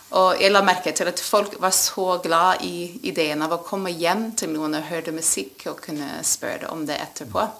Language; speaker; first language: Norwegian; non-native, fluent; English